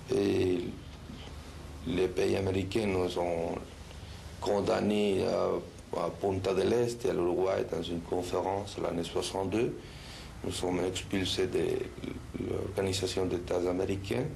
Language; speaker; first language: French; non-native, fluent; Spanish